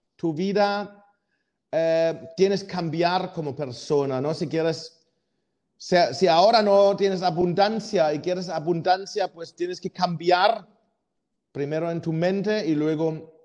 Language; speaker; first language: Spanish; non-native, fluent; German